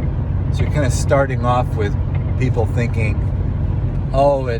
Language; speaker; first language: English; native; English